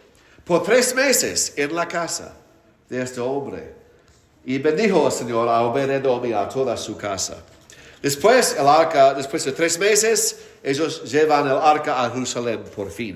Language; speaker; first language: Spanish; non-native, fluent; English